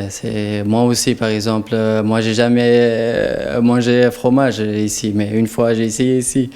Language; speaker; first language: French; non-native, learner; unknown